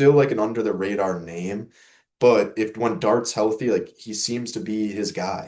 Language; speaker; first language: English; native; English